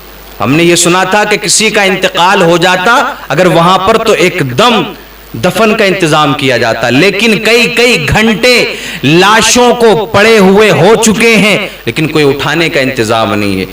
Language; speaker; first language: Urdu; native; Urdu